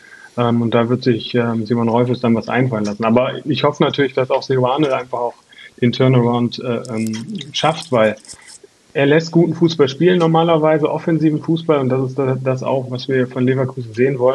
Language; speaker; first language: German; native; German